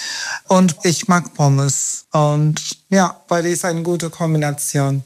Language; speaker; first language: German; non-native, fluent; Turkish